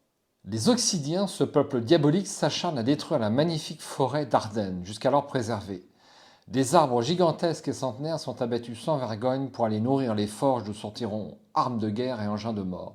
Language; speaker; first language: French; native; French